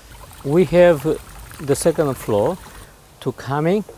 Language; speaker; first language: English; non-native, learner; German